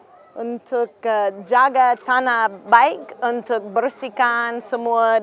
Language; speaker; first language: Indonesian; non-native, learner; English